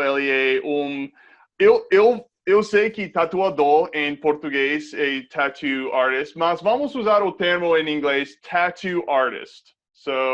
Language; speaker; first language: Portuguese; non-native, fluent; English